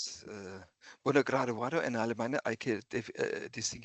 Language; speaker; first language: Spanish; non-native, fluent; German